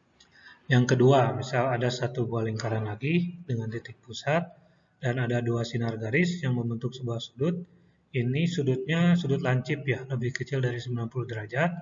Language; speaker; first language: Indonesian; native; Indonesian